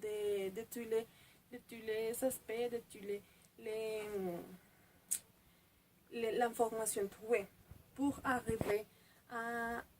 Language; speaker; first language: French; non-native, fluent; Spanish